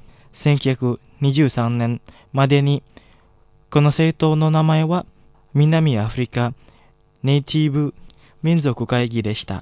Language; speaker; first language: Japanese; non-native, fluent; Indonesian